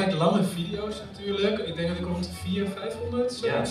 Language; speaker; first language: Dutch; native; Dutch